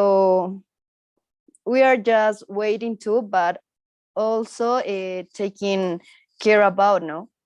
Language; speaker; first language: English; non-native, learner; Spanish